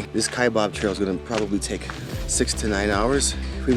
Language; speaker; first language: English; native; English